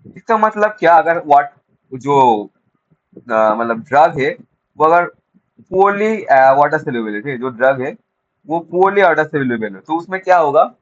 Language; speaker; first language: Hindi; non-native, local second language; Bangla